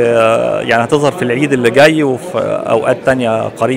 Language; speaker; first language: Arabic; native; Arabic